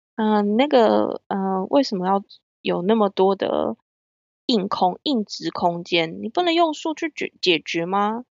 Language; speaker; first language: Chinese; native; Chinese